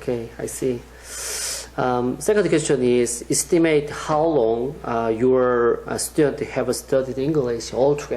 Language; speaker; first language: English; non-native, learner; Korean